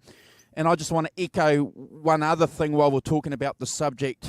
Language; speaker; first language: English; native; English